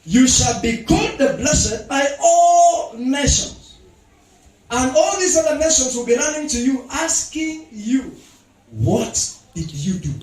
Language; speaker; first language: English; non-native, local second language; Swahili